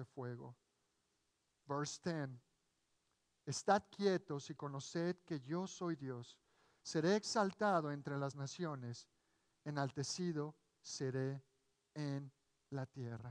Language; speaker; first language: English; non-native, fluent; Spanish